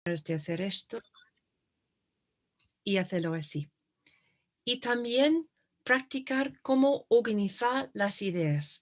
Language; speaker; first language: Spanish; non-native, fluent; English